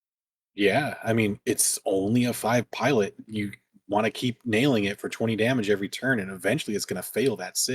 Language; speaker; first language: English; native; English